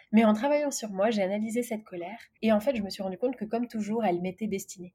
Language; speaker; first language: French; native; French